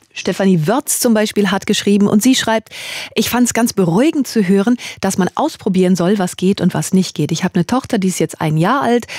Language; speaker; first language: German; native; German